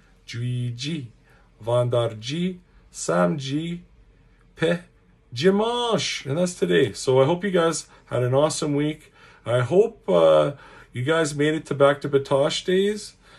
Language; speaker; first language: English; native; English